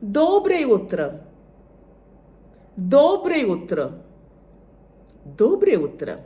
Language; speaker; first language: Russian; non-native, fluent; Bangla